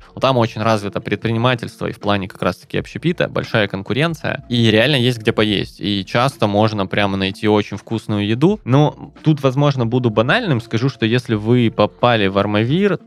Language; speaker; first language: Russian; native; Russian